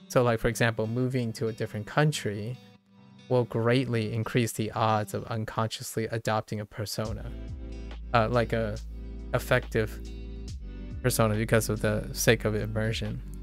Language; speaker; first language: English; native; English